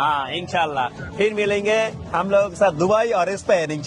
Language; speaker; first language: Hindi; non-native, fluent; Bangla